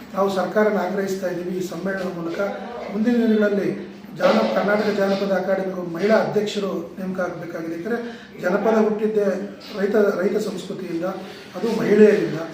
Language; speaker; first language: Kannada; native; Kannada